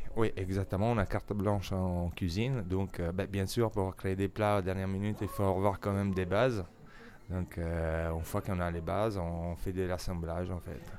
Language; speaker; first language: French; non-native, fluent; Italian